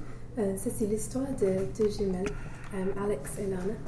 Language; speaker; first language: French; non-native, learner; English